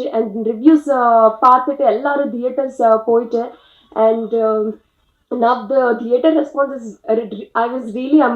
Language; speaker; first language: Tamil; non-native, learner; Telugu